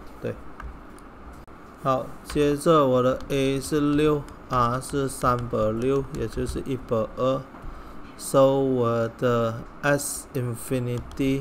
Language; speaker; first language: Chinese; non-native, local second language; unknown